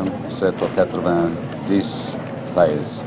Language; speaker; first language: French; non-native, learner; English